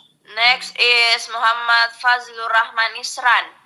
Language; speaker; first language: English; non-native, local second language; Indonesian